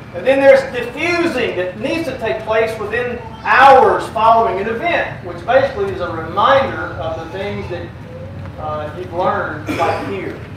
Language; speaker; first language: English; native; English